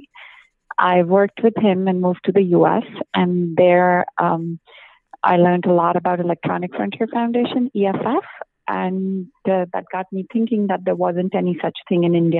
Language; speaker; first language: English; non-native, local second language; Hindi